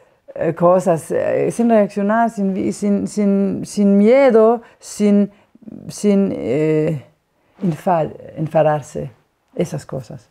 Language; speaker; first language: Spanish; non-native, fluent; Danish